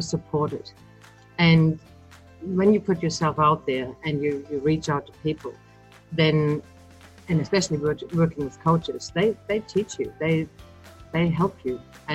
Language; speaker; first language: English; non-native, fluent; German